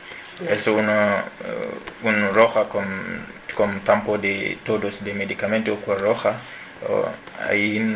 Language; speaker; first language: Spanish; non-native, learner; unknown